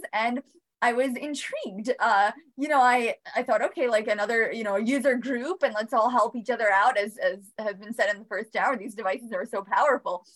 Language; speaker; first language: English; early bilingual, other home language; Bosnian